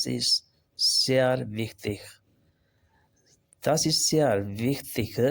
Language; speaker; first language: German; non-native, fluent; Urdu